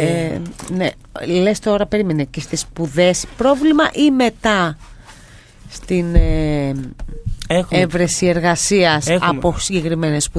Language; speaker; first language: Greek; native; Greek